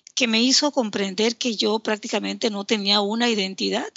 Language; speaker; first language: Spanish; native; Spanish